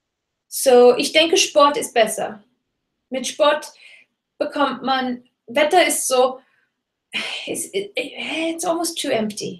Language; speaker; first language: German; non-native, fluent; English